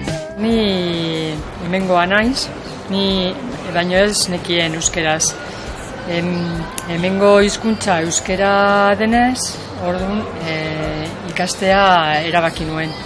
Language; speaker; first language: Basque; non-native, local second language; Spanish